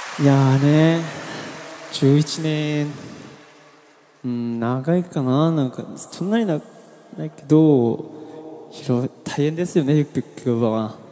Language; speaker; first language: Japanese; non-native, learner; Korean